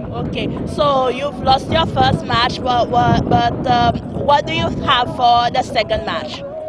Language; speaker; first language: English; non-native, local second language; Seselwa Creole French